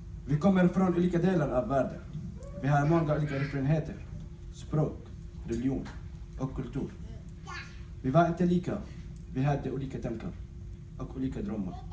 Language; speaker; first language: Swedish; non-native, learner; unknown